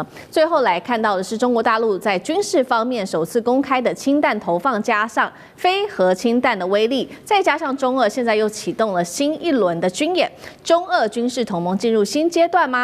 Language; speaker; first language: Chinese; native; Chinese